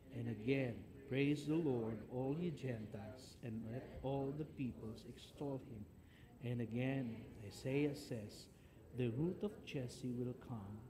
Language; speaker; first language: English; non-native, local second language; Filipino